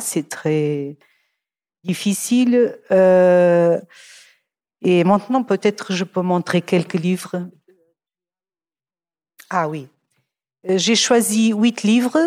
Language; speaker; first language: French; non-native, fluent; Portuguese